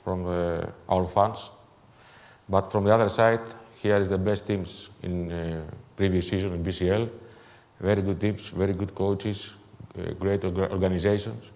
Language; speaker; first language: English; non-native, fluent; Greek